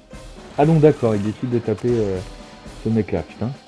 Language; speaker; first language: French; native; French